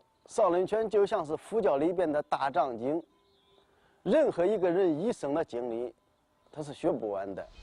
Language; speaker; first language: Chinese; native; Chinese